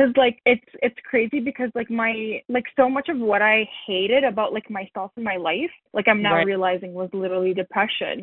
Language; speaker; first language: English; native; English